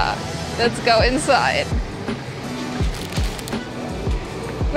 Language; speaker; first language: English; non-native, fluent; German